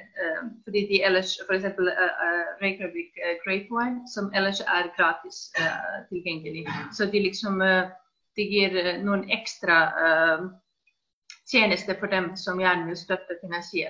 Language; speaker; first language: Danish; non-native, fluent; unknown